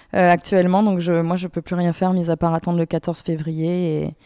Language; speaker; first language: French; native; French